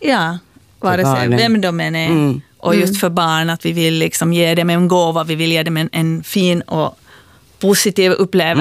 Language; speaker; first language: Swedish; native; Swedish